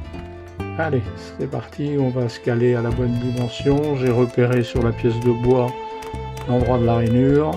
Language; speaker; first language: French; native; French